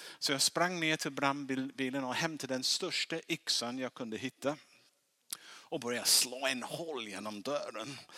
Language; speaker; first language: Swedish; non-native, fluent; English